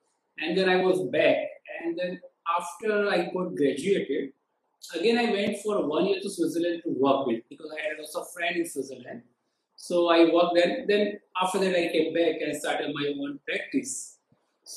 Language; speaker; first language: English; non-native, local second language; Gujarati